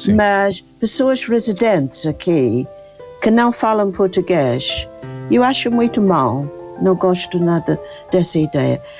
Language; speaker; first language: Portuguese; non-native, fluent; English